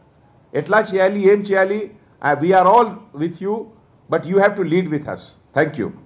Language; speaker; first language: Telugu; non-native, fluent; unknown